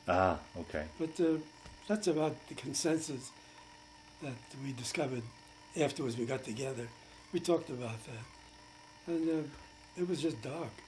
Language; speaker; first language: English; native; English